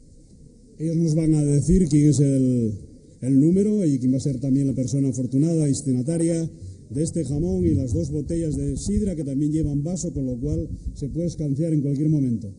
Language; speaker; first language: Spanish; native; Spanish